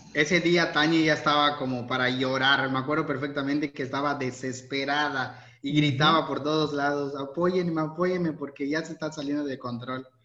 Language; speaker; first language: Spanish; native; Spanish